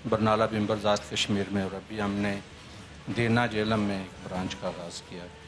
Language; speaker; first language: Urdu; native; Urdu